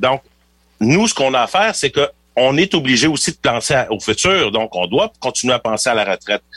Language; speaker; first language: French; native; French